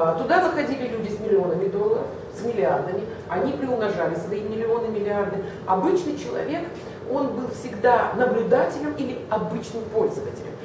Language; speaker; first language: Russian; native; Russian